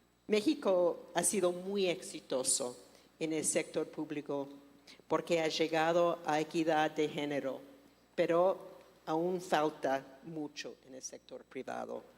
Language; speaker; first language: Spanish; non-native, fluent; English